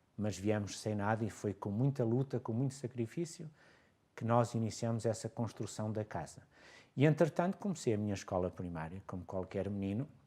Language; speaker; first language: Portuguese; native; Portuguese